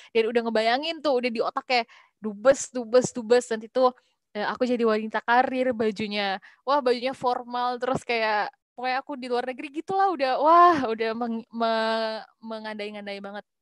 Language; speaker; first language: Indonesian; native; Indonesian